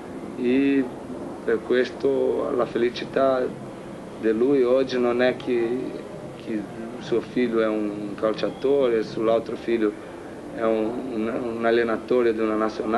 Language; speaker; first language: Italian; non-native, fluent; Portuguese